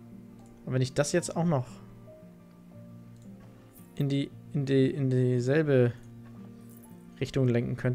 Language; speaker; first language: German; native; German